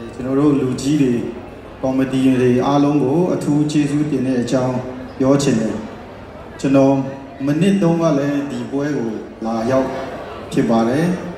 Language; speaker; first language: Burmese; non-native, local second language; Kachin